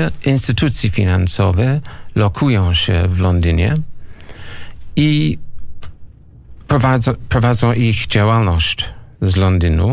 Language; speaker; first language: Polish; non-native, learner; English